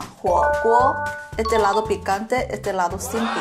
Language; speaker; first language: Spanish; non-native, learner; Korean